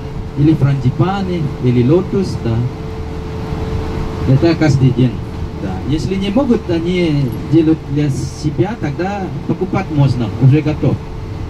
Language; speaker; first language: Russian; non-native, fluent; Balinese